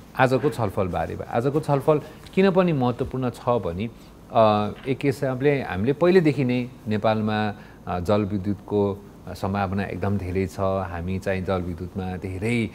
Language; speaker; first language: Nepali; native; Nepali